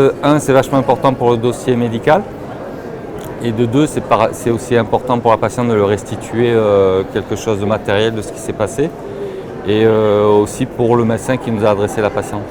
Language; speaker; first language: French; native; French